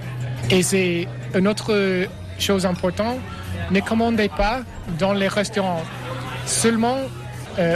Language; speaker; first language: French; non-native, learner; English